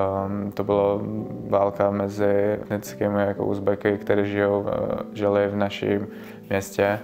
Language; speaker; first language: Czech; early bilingual, other home language; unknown